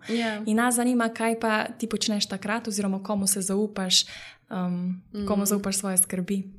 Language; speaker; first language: Slovenian; native; Slovenian